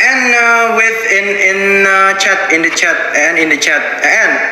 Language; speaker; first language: English; non-native, learner; Indonesian